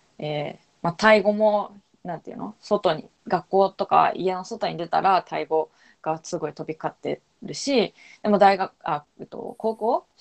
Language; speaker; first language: Japanese; native; Japanese